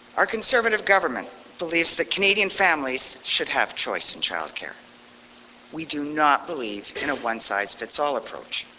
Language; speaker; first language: English; native; English